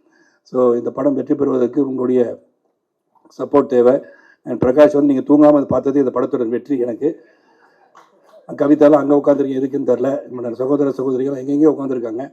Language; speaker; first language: Tamil; native; Tamil